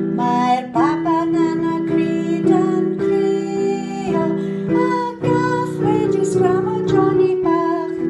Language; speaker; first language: Welsh; non-native, local second language; English